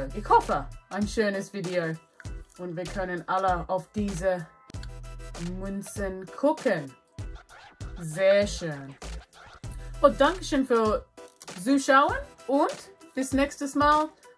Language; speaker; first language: German; non-native, learner; English